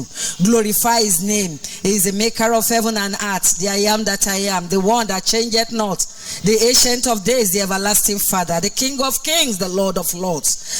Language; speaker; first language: English; non-native, local second language; Yoruba